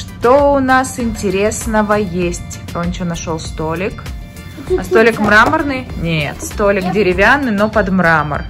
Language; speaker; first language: Russian; native; Russian